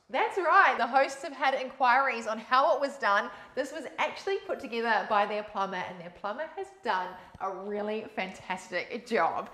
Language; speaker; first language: English; native; English